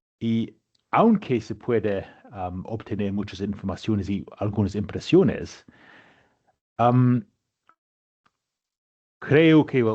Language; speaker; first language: Spanish; non-native, fluent; English